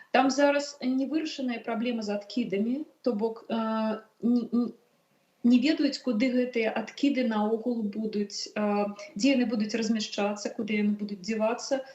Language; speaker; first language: Belarusian; non-native, local second language; Russian